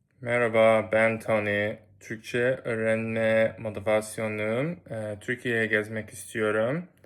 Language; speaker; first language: Turkish; non-native, learner; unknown